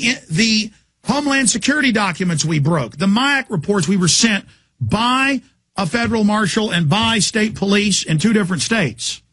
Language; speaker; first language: English; native; English